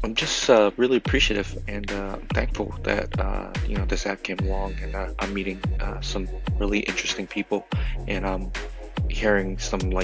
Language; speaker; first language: English; early bilingual, other home language; Chinese